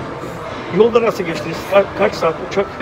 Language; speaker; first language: Turkish; early bilingual, heritage; Turkish